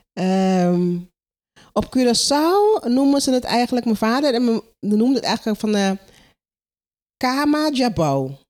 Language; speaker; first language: Dutch; non-native, local second language; Papiamento